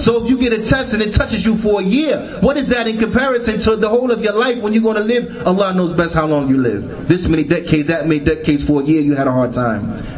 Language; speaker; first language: English; native; English